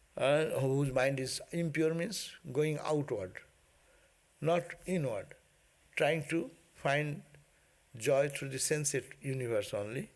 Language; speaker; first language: English; non-native, local second language; Bangla